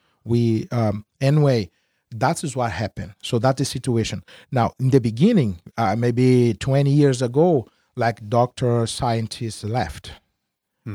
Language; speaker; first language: English; non-native, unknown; Spanish